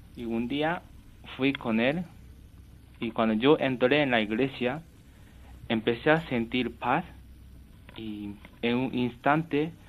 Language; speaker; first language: Spanish; non-native, fluent; Japanese